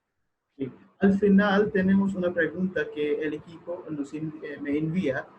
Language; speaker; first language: Spanish; non-native, learner; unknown